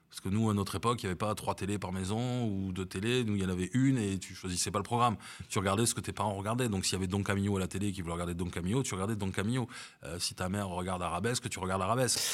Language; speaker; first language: French; native; French